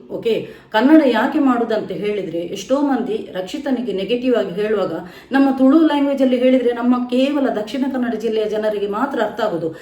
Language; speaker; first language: Kannada; non-native, local second language; Tulu